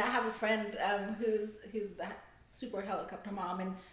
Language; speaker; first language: English; non-native, fluent; German